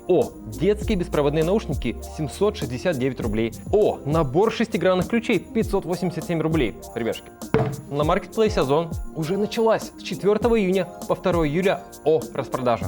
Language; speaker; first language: Russian; native; Russian